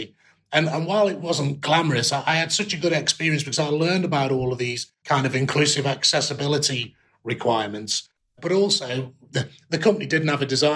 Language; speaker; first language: English; native; English